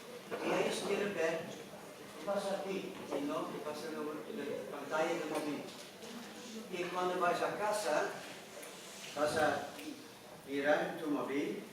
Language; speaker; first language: Spanish; non-native, learner; Dutch